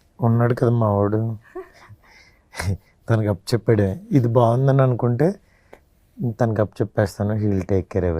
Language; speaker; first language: Telugu; native; Telugu